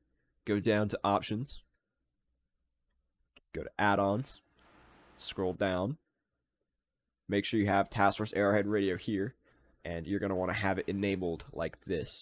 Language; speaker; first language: English; native; English